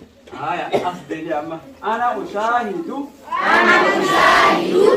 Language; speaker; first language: Arabic; non-native, fluent; Oromo